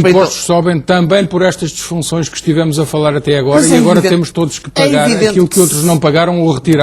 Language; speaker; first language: Portuguese; native; Portuguese